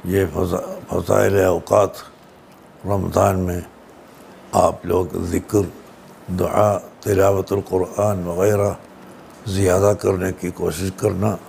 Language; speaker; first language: Hindi; non-native, local second language; Malayalam